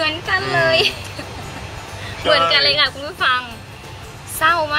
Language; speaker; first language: Thai; native; Thai